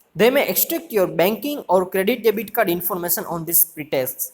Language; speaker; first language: English; non-native, local second language; Gujarati